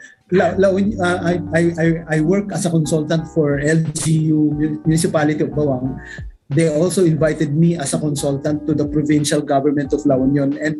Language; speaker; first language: English; non-native, local second language; Iloko